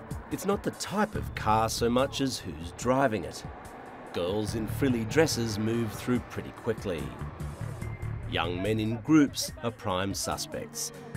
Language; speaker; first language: English; native; English